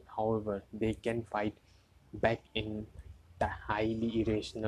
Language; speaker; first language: English; non-native, local second language; Hindi